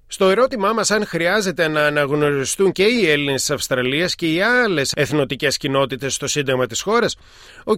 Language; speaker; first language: Greek; native; Greek